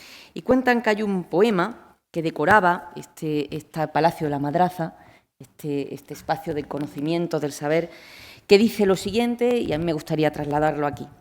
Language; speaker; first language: Spanish; native; Spanish